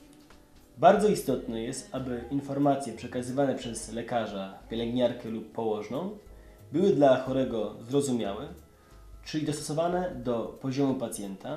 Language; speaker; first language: Polish; native; Polish